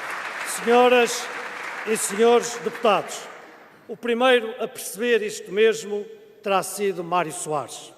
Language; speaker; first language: Portuguese; native; Portuguese